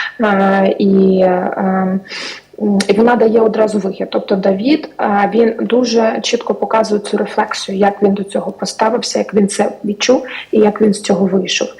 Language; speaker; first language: Ukrainian; native; Ukrainian